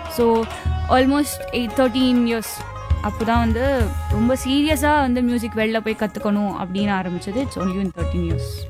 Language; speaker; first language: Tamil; native; Tamil